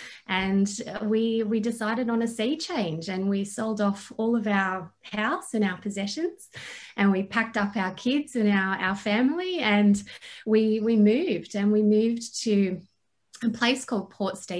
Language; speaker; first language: English; native; English